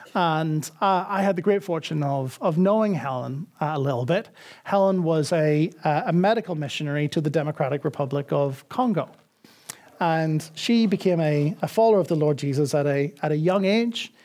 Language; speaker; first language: English; native; English